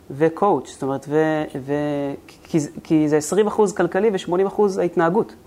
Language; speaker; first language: Hebrew; native; Hebrew